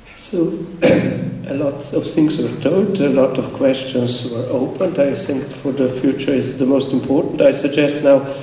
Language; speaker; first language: English; non-native, fluent; Slovenian